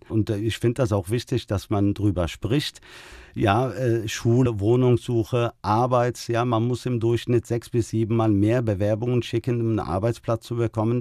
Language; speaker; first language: German; early bilingual, other home language; Turkish